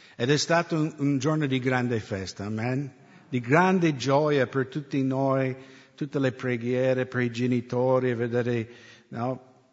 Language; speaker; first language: Italian; non-native, fluent; English